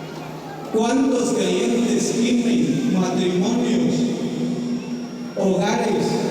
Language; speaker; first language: Spanish; native; Spanish